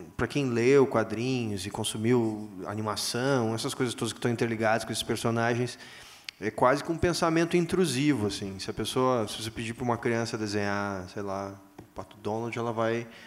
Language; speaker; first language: Portuguese; native; Portuguese